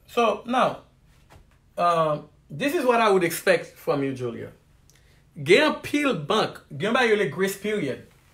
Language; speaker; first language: English; non-native, fluent; Haitian Creole